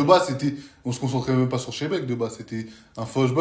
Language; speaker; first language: French; native; French